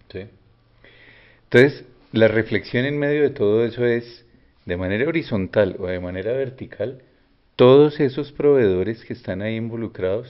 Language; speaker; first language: Spanish; native; Spanish